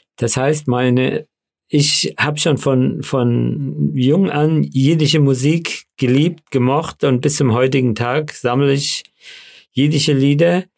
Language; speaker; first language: German; non-native, local second language; Yiddish